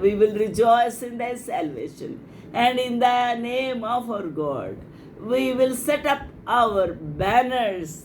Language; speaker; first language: English; non-native, local second language; Telugu